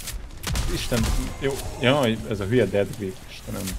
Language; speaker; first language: Hungarian; native; Hungarian